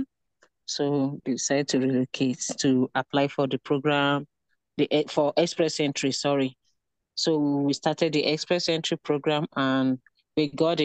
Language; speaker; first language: English; non-native, local second language; Yoruba